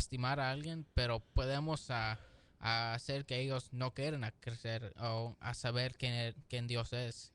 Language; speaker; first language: Spanish; early bilingual, heritage; Spanish